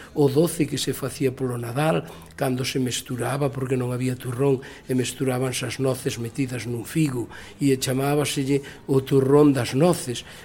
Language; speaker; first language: Galician; native; Galician